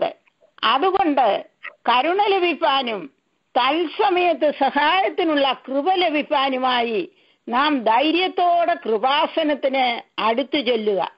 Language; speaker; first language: Malayalam; native; Malayalam